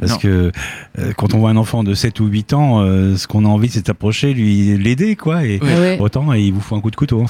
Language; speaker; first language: French; native; French